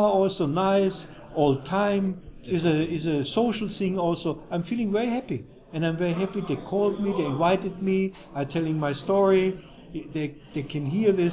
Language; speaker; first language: English; non-native, fluent; German